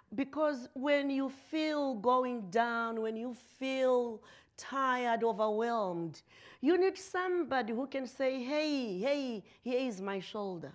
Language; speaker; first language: English; non-native, local second language; Shona